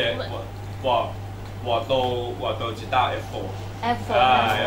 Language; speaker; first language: Chinese; non-native, learner; Thai